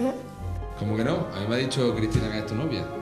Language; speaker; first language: Spanish; native; Spanish